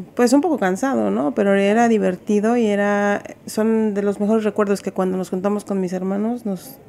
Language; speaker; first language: Spanish; native; Spanish